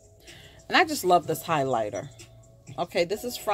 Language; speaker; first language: English; native; English